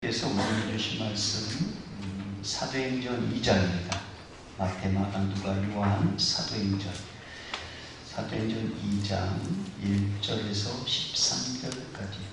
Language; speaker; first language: Korean; native; Korean